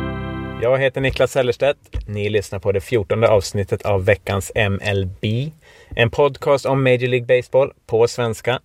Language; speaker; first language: Swedish; native; Swedish